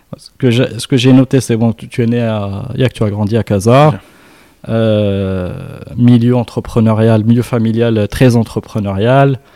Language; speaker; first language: French; non-native, local second language; Arabic